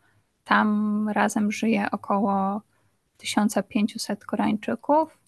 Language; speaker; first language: Polish; native; Polish